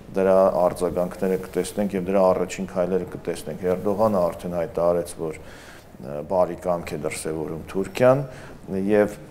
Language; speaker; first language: Armenian; native; Armenian